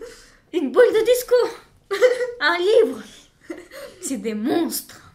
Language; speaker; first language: French; non-native, fluent; Bulgarian